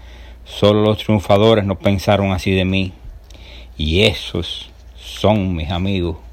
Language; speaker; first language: Spanish; native; Spanish